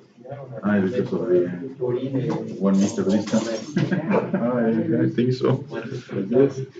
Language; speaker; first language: English; non-native, fluent; Spanish